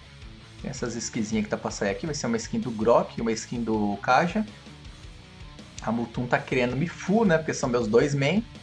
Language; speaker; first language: Portuguese; native; Portuguese